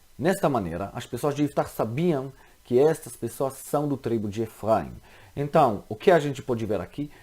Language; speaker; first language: Portuguese; non-native, fluent; Hebrew